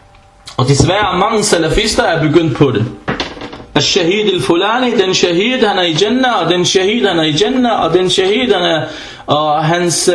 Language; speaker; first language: Danish; early bilingual, other home language; Arabic